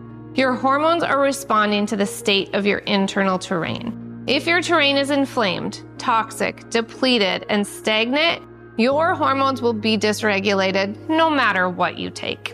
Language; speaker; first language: English; native; English